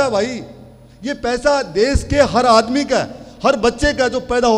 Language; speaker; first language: Hindi; native; Hindi